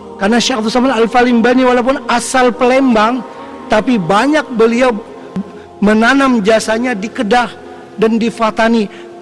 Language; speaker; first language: Indonesian; non-native, local second language; Banjar